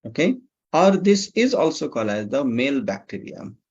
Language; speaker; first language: English; non-native, local second language; Nepali